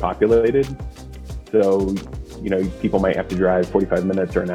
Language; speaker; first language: English; native; English